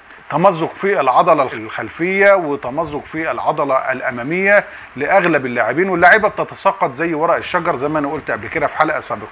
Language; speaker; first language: Arabic; native; Arabic